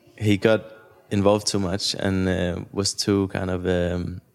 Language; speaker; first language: English; non-native, fluent; Danish